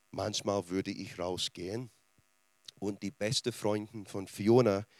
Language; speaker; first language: German; non-native, fluent; English